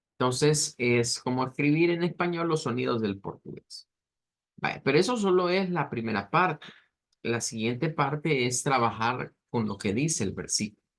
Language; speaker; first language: Spanish; native; Spanish